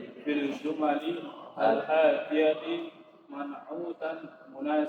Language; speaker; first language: Arabic; non-native, learner; Indonesian